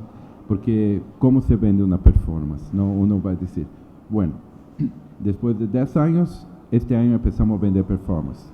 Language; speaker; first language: Spanish; non-native, learner; Portuguese